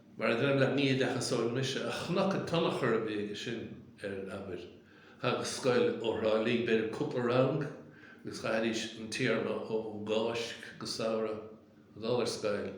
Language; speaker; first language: Irish; native; Irish